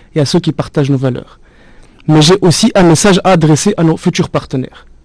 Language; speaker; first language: French; non-native, local second language; Arabic